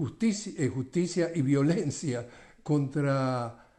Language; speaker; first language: Spanish; native; Spanish